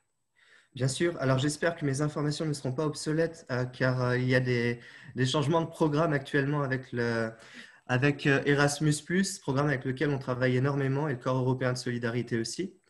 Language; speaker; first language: French; native; French